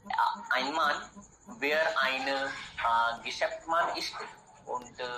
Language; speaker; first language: German; non-native, learner; Hindi